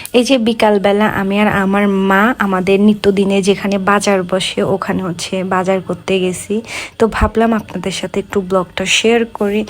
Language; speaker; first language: Bangla; non-native, local second language; Chakma